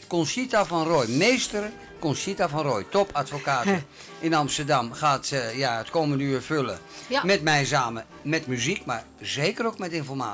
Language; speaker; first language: Dutch; native; Dutch